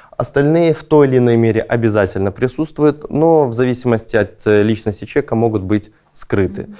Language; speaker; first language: Russian; native; Russian